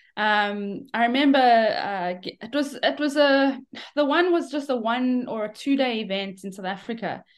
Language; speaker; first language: English; native; English